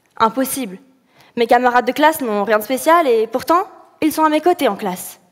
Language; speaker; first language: French; early bilingual, other home language; Arabic